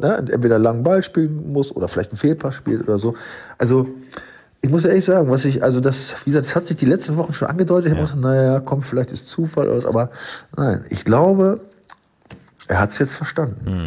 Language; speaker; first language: German; native; German